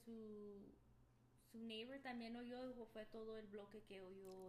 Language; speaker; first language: Spanish; early bilingual, heritage; Spanish